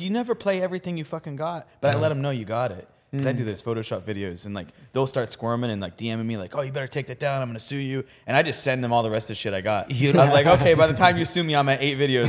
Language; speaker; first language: English; native; English